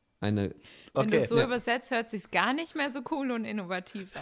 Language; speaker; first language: German; native; German